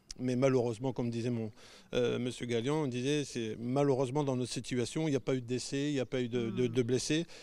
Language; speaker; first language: French; native; French